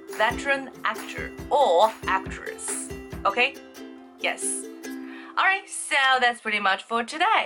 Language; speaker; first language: English; non-native, fluent; Chinese